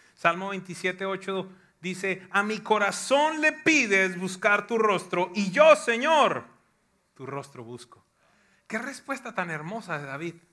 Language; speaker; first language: Spanish; native; Spanish